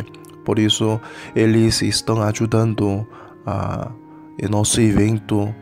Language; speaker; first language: Portuguese; non-native, fluent; Korean